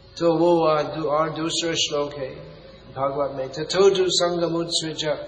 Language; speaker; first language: Hindi; non-native, fluent; English